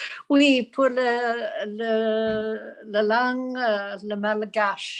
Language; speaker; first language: French; non-native, learner; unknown